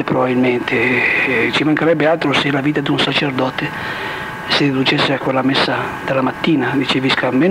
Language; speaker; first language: Italian; native; Italian